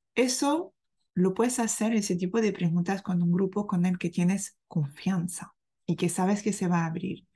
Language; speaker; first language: Spanish; non-native, fluent; French